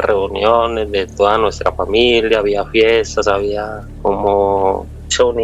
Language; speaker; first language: Spanish; native; Spanish